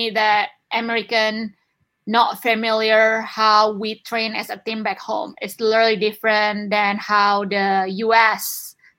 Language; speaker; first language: English; non-native, fluent; Indonesian